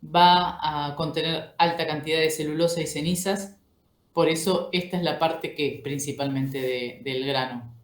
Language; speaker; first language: Spanish; native; Spanish